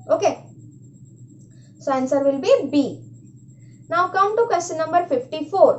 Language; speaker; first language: English; non-native, local second language; Hindi